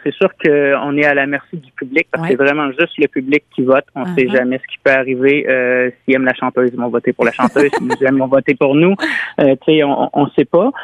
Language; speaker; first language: French; native; French